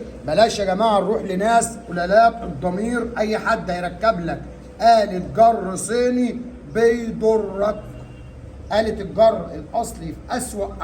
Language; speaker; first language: Arabic; native; Arabic